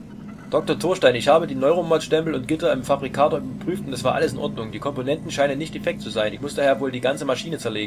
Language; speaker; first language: German; native; German